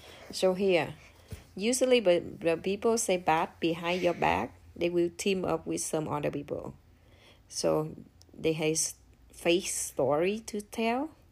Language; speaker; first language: English; non-native, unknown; Vietnamese